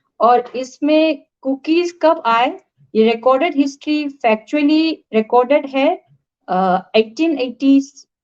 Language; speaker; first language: Hindi; non-native, local second language; Manipuri